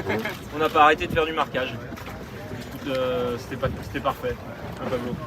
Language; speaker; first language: French; native; French